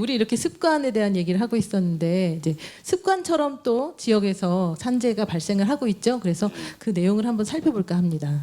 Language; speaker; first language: Korean; native; Korean